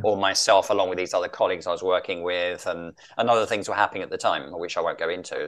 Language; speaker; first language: English; native; English